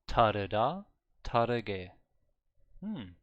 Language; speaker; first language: Korean; non-native, learner; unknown